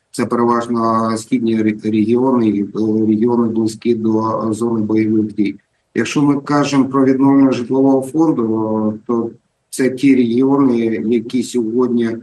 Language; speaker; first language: Ukrainian; native; Ukrainian